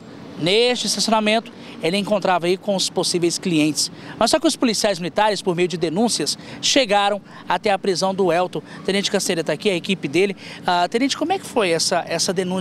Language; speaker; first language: Portuguese; native; Portuguese